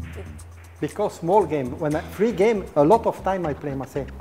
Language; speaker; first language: English; non-native, learner; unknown